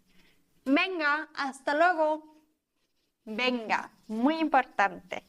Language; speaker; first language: Spanish; non-native, fluent; German